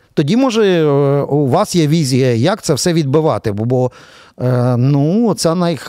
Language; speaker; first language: Ukrainian; native; Ukrainian